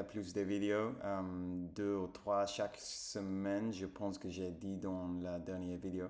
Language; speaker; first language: French; non-native, fluent; English